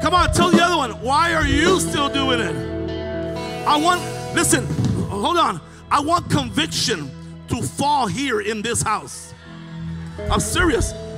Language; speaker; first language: English; early bilingual, other home language; Spanish